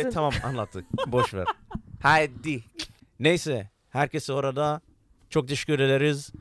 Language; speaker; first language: Turkish; non-native, learner; English